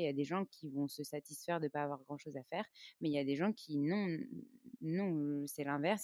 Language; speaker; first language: French; native; French